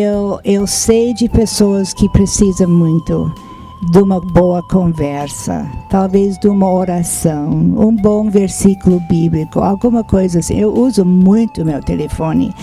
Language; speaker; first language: Portuguese; non-native, fluent; English